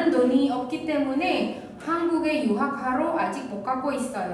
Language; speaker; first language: Korean; non-native, fluent; Indonesian